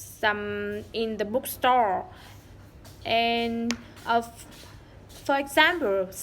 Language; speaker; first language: English; non-native, learner; Vietnamese